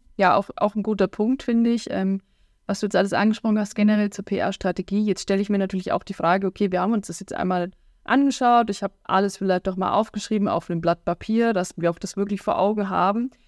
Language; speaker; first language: German; native; German